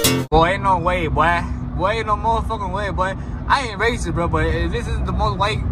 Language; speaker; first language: English; early bilingual, other home language; Spanish